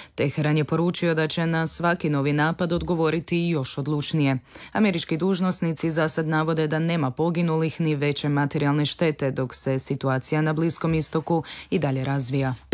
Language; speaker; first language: Croatian; native; Croatian